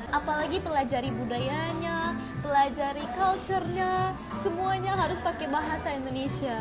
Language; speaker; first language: Indonesian; non-native, fluent; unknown